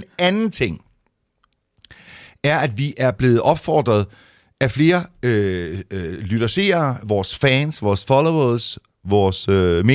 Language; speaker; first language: Danish; native; Danish